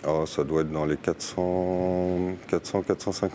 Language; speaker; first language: French; native; French